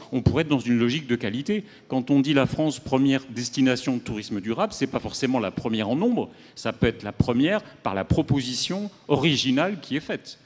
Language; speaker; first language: French; native; French